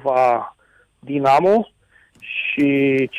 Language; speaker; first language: Romanian; native; Romanian